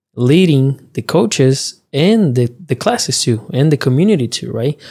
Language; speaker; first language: English; early bilingual, other home language; Portuguese